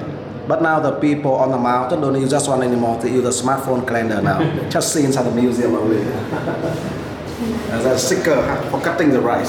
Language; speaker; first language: English; non-native, fluent; Vietnamese